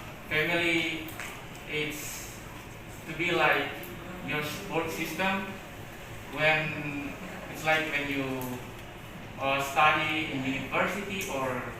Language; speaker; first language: English; non-native, learner; Indonesian